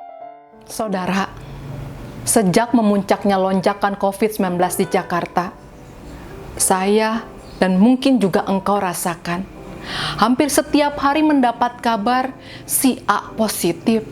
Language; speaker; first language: Indonesian; native; Indonesian